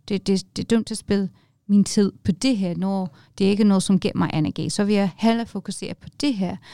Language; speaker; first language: Danish; non-native, fluent; English